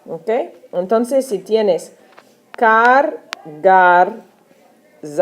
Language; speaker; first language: Spanish; non-native, fluent; English